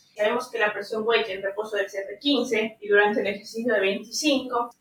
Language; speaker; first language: Spanish; native; Spanish